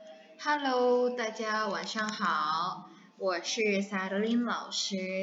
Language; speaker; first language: Chinese; non-native, fluent; Indonesian